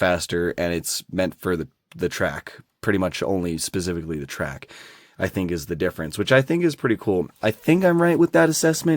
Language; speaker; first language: English; native; English